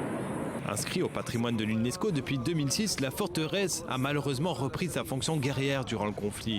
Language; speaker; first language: French; native; French